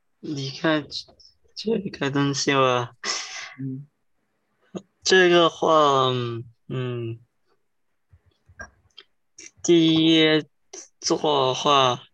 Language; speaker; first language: Chinese; early bilingual, heritage; Chinese